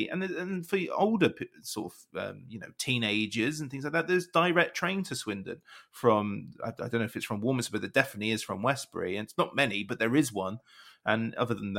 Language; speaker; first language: English; native; English